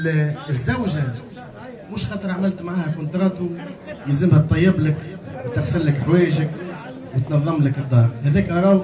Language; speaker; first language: Arabic; native; Arabic